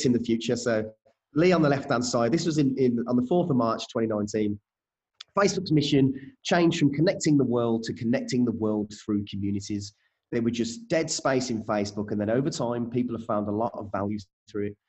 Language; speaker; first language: English; native; English